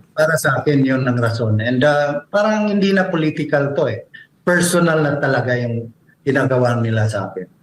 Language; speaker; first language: Filipino; non-native, local second language; Cebuano